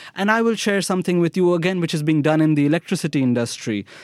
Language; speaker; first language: English; non-native, local second language; Hindi